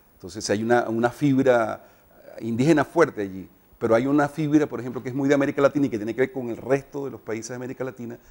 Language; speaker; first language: Spanish; native; Spanish